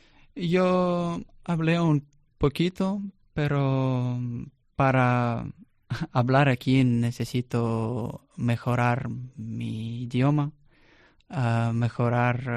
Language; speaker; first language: Spanish; non-native, learner; Russian